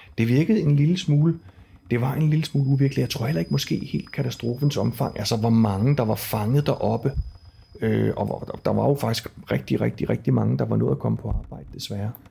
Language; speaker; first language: Danish; native; Danish